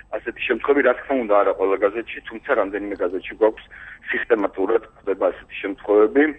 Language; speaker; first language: Georgian; native; Georgian